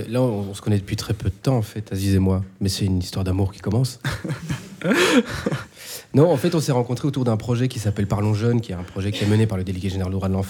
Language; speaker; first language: French; native; French